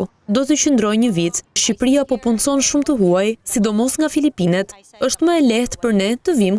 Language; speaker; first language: Albanian; non-native, learner; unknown